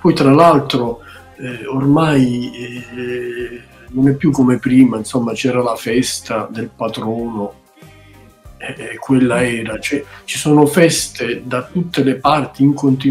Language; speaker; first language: Italian; native; Italian